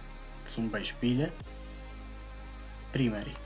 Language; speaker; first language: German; non-native, fluent; Macedonian